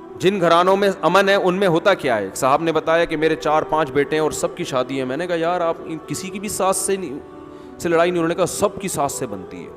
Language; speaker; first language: Urdu; native; Urdu